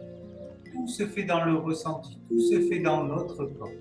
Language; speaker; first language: French; native; French